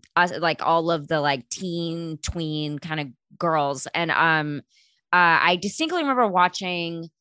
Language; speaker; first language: English; native; English